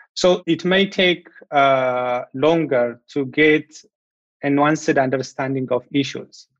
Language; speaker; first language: English; non-native, fluent; Amharic